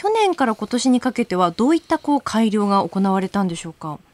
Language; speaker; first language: Japanese; native; Japanese